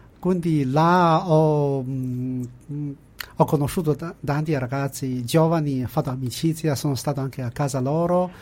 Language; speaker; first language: Italian; non-native, fluent; Chinese